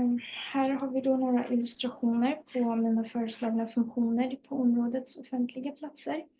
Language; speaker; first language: Swedish; native; Swedish